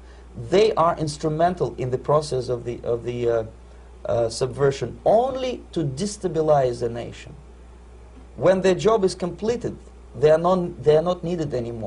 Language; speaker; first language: English; non-native, fluent; Russian